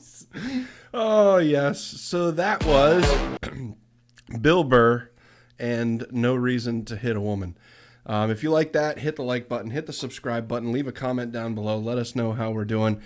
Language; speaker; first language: English; native; English